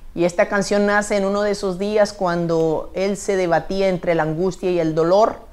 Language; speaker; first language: Spanish; native; Spanish